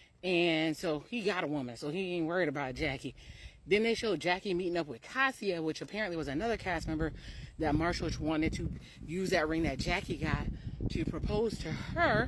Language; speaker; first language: English; native; English